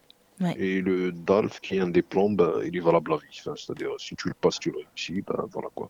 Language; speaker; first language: French; non-native, local second language; Arabic